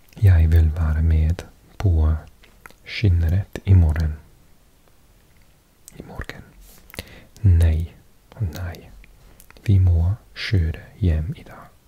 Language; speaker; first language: Norwegian; non-native, learner; English